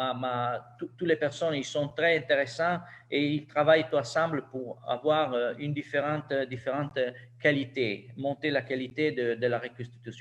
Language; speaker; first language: French; non-native, learner; Italian